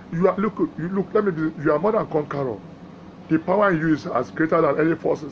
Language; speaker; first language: English; non-native, local second language; Yoruba